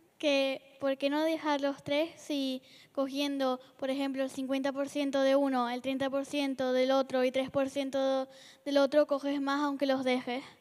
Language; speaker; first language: Spanish; native; Spanish